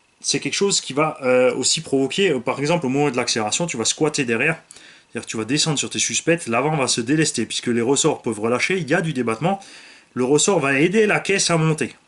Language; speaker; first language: French; native; French